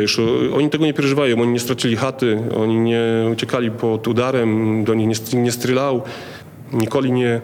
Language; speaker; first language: Polish; non-native, learner; Ukrainian